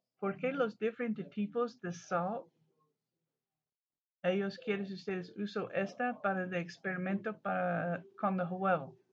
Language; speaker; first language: Spanish; non-native, learner; English